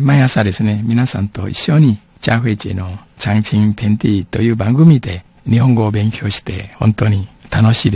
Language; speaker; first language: Japanese; non-native, fluent; Min Nan Chinese